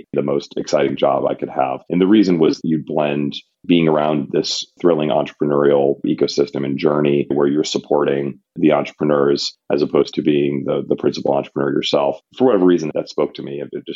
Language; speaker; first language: English; native; English